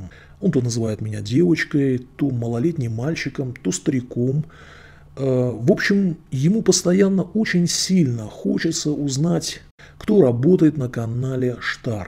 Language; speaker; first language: Russian; native; Russian